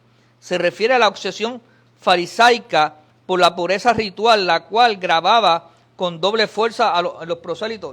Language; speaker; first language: Spanish; native; Spanish